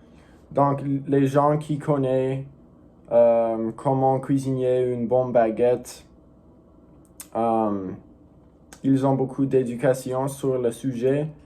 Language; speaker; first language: French; non-native, learner; English